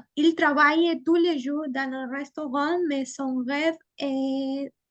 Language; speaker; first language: French; non-native, learner; Spanish